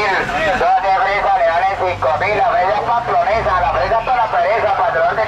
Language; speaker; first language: Spanish; native; Spanish